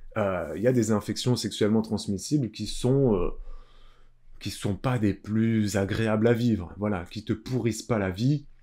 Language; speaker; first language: French; native; French